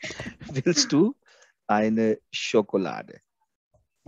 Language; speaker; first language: German; non-native, fluent; Hindi